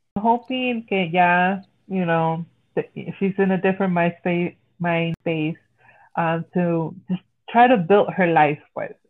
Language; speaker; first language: English; early bilingual, other home language; Spanish